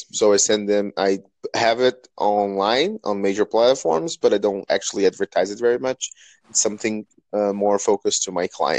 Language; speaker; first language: English; non-native, fluent; Portuguese